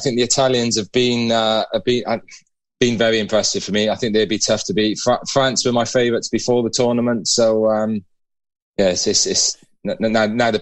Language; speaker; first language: English; native; English